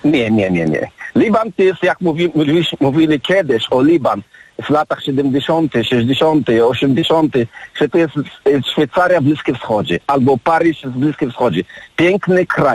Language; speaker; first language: Polish; non-native, learner; Arabic